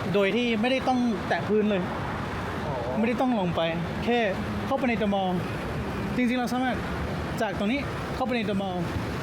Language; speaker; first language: Thai; non-native, fluent; English